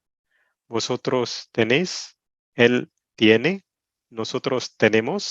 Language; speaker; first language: Spanish; non-native, learner; Malayalam